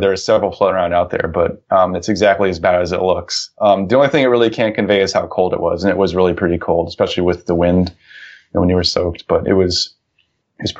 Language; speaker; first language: English; native; English